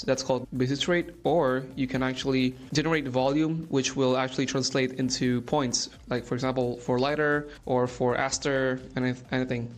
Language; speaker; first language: English; non-native, fluent; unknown